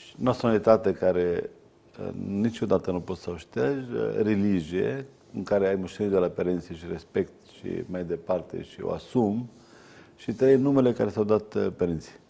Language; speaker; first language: Romanian; non-native, fluent; Arabic